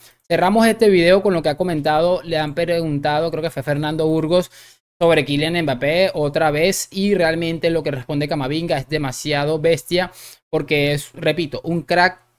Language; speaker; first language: Spanish; native; Spanish